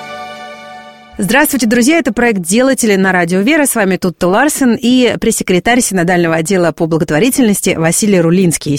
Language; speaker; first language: Russian; native; Russian